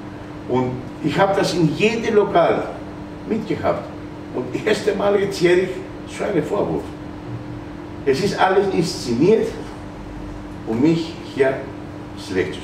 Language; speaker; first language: German; non-native, fluent; Greek